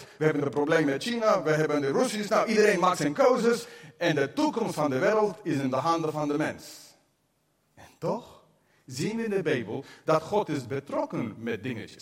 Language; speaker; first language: Dutch; non-native, fluent; English